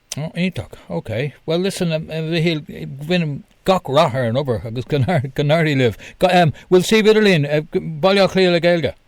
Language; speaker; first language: Irish; non-native, local second language; English